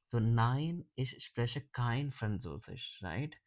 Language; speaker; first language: German; non-native, fluent; English